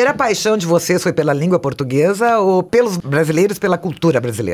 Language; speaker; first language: Portuguese; native; Portuguese